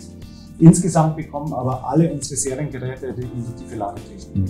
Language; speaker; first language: German; native; German